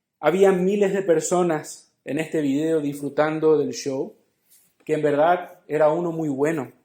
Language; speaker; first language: Spanish; native; Spanish